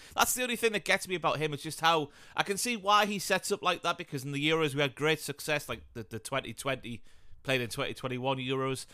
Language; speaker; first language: English; native; English